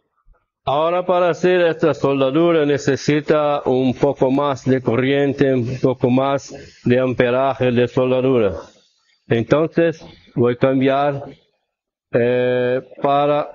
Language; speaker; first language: Spanish; non-native, fluent; Portuguese